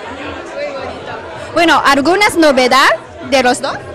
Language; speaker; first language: Spanish; non-native, learner; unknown